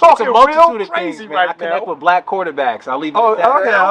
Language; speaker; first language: English; native; English